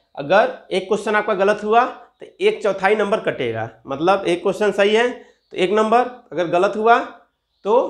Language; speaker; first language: Hindi; native; Hindi